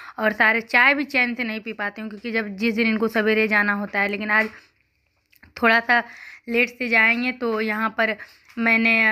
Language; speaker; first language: Hindi; native; Hindi